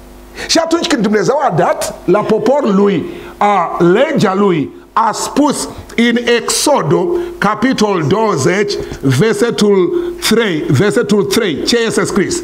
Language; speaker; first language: Romanian; non-native, learner; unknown